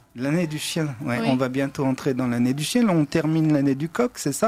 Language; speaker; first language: French; native; French